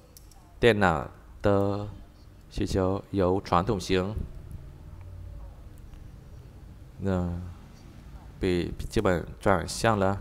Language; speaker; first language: Chinese; non-native, fluent; Vietnamese